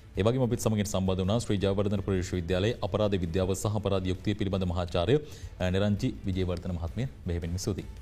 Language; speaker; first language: Sinhala; native; Sinhala